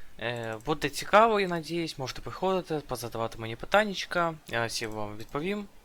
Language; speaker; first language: Ukrainian; non-native, local second language; Russian